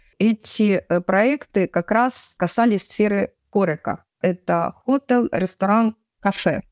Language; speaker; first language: Russian; native; Russian